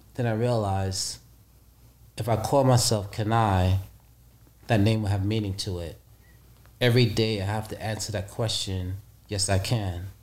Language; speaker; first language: English; native; English